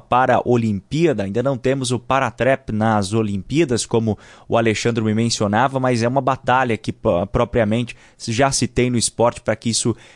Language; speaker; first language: Portuguese; native; Portuguese